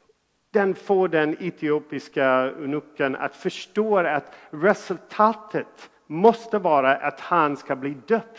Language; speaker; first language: Swedish; non-native, fluent; English